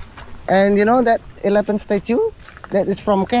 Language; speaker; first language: English; non-native, learner; Indonesian